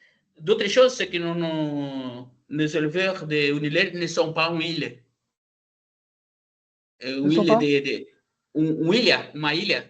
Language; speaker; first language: French; non-native, learner; Portuguese